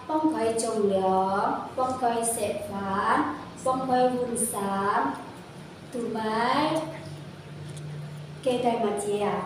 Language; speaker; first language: Cantonese; non-native, learner; Indonesian